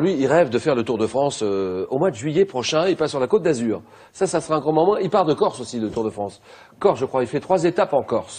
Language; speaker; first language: French; native; French